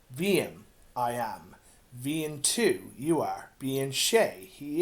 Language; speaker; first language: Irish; non-native, local second language; English